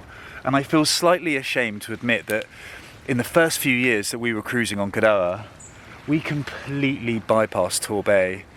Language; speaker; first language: English; native; English